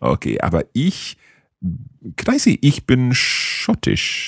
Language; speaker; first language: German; non-native, learner; English